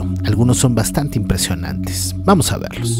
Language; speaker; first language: Spanish; native; Spanish